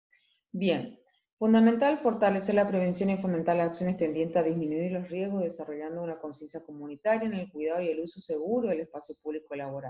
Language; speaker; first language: Spanish; native; Spanish